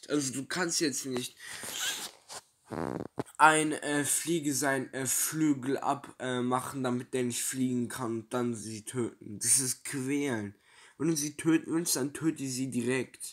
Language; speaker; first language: German; early bilingual, other home language; Turkish